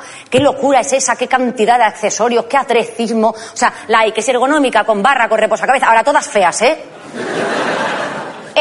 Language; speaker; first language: Spanish; native; Spanish